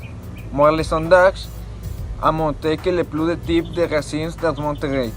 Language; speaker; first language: French; non-native, learner; Spanish